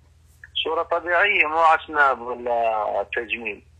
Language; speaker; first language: Arabic; native; Arabic